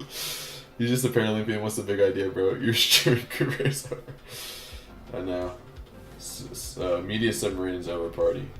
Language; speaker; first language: English; native; English